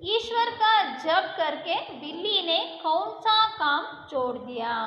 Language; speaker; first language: Hindi; non-native, local second language; Kannada